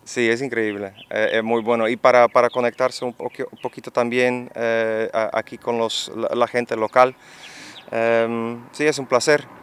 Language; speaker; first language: Spanish; non-native, fluent; Dutch